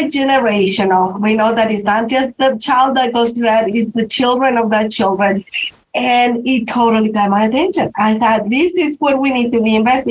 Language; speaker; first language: English; non-native, fluent; Spanish